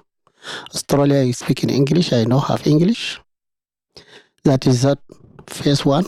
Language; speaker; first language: English; non-native, learner; Arabic